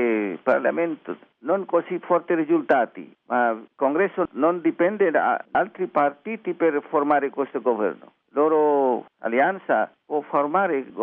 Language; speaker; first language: Italian; non-native, learner; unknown